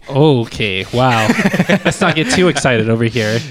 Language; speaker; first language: English; early bilingual, other home language; Cantonese